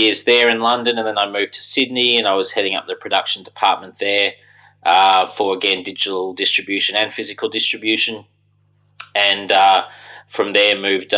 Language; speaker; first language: English; native; English